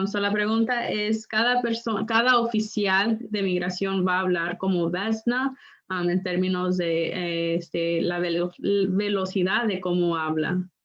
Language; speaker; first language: Spanish; non-native, local second language; English